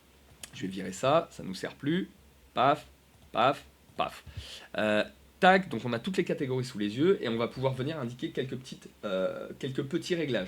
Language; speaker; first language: French; native; French